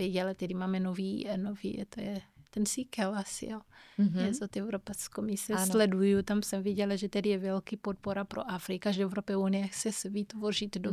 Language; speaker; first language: Czech; non-native, fluent; Kabuverdianu